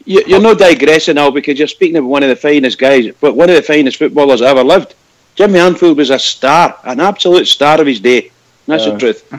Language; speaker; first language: English; native; English